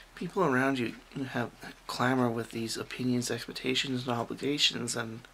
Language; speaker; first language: English; native; English